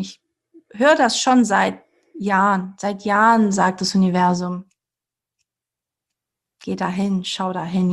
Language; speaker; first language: German; early bilingual, other home language; Portuguese